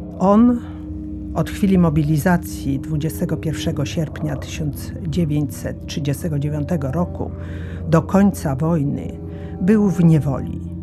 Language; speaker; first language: Polish; native; Polish